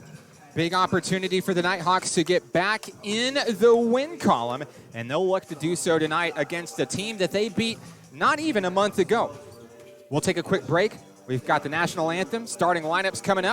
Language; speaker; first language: English; native; English